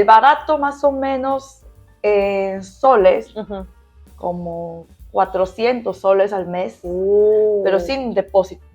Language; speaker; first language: Spanish; non-native, learner; Korean